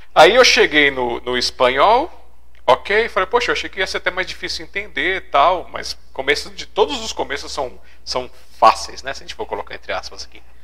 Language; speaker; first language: Portuguese; native; Portuguese